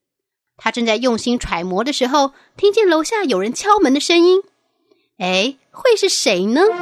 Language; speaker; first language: Chinese; native; Chinese